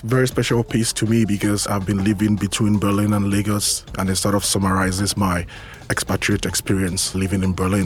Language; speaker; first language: English; non-native, local second language; Igbo